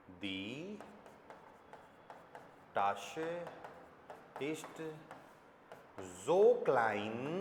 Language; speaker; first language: German; non-native, fluent; Hindi